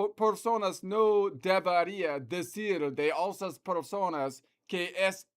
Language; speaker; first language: Spanish; non-native, learner; English